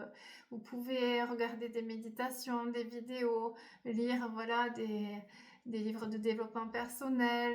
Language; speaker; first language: French; native; French